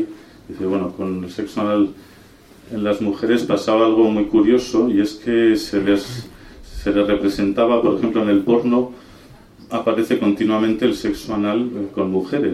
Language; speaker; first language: Spanish; native; Spanish